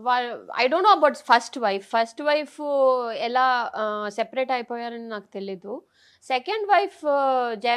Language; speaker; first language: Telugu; non-native, fluent; Tamil